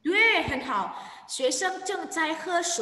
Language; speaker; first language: Chinese; non-native, fluent; Indonesian